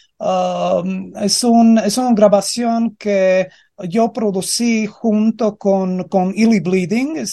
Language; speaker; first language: Spanish; non-native, fluent; Latvian